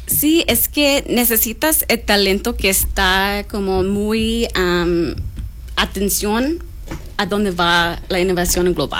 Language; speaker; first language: Spanish; non-native, learner; English